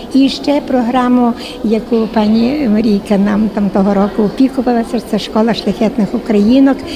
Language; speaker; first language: Ukrainian; native; Ukrainian